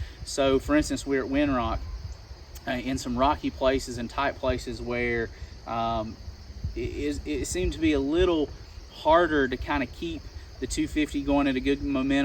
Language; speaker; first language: English; native; English